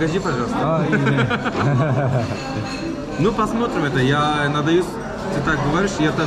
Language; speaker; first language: Russian; non-native, learner; Turkish